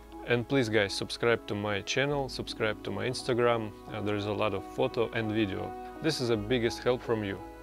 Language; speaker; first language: English; non-native, learner; Russian